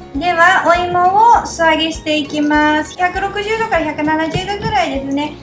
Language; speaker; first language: Japanese; native; Japanese